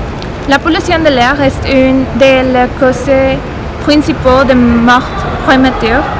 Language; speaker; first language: French; non-native, learner; Spanish